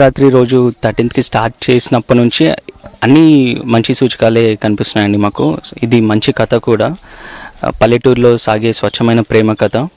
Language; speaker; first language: Telugu; native; Telugu